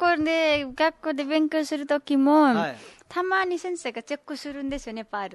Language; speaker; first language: Japanese; non-native, learner; Nepali